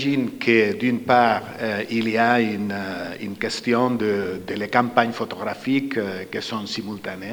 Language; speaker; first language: French; non-native, fluent; Spanish